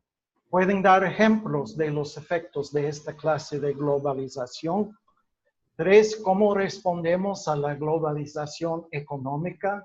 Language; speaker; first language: Spanish; non-native, fluent; English